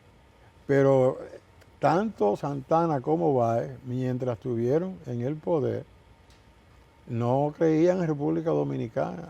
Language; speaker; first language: Spanish; native; Spanish